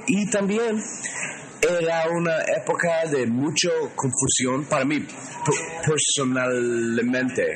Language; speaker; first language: Spanish; non-native, learner; English